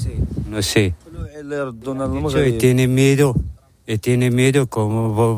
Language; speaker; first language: Spanish; non-native, learner; Arabic